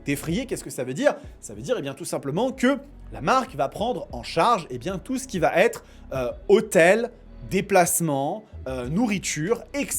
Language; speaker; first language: French; native; French